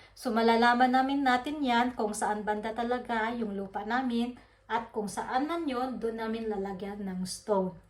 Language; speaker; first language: Filipino; non-native, local second language; Waray